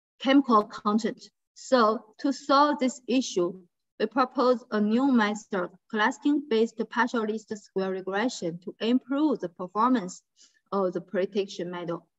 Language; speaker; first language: English; non-native, fluent; Chinese